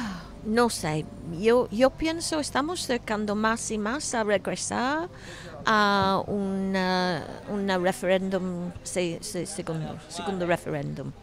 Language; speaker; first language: Spanish; non-native, fluent; English